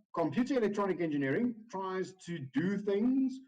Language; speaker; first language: English; non-native, local second language; Afrikaans